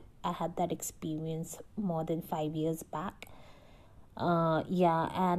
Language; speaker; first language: English; non-native, local second language; Hindi